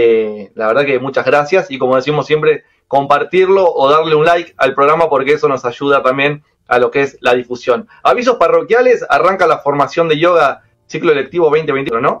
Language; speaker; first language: Spanish; native; Spanish